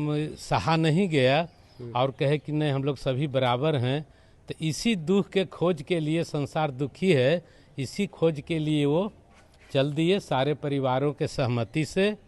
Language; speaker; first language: Hindi; native; Hindi